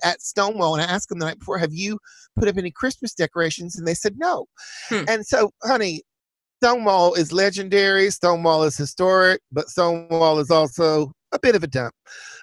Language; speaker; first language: English; native; English